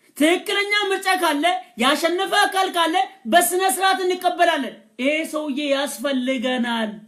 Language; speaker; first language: Amharic; non-native, local second language; Oromo